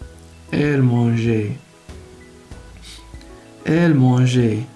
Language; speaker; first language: French; non-native, local second language; Arabic